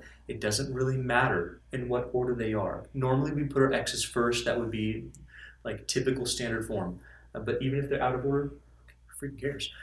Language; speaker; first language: English; native; English